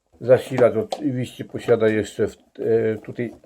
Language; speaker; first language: Polish; native; Polish